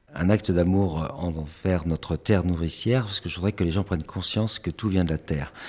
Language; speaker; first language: French; native; French